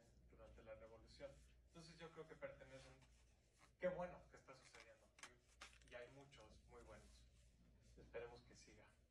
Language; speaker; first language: Spanish; native; Spanish